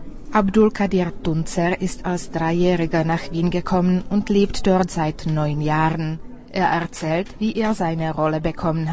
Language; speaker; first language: German; non-native, fluent; Czech